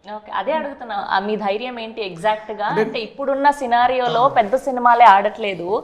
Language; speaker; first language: Telugu; native; Telugu